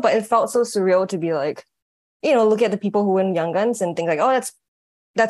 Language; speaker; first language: English; native; English